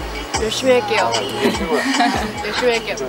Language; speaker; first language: Korean; non-native, fluent; Thai